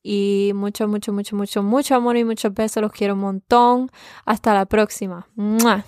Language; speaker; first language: Spanish; early bilingual, heritage; Spanish